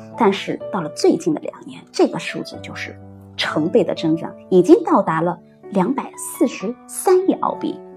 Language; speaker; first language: Chinese; native; Chinese